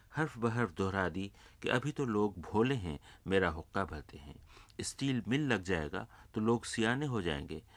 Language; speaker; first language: Urdu; native; Urdu